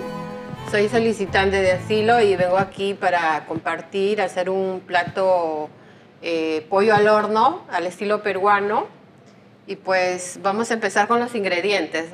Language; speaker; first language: Spanish; native; Spanish